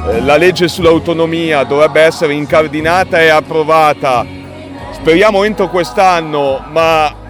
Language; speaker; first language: Italian; native; Italian